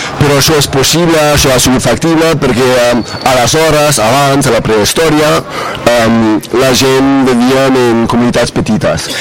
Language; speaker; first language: Catalan; non-native, fluent; English